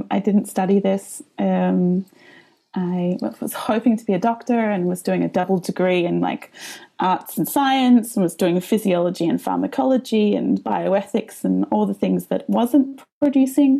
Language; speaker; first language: English; native; English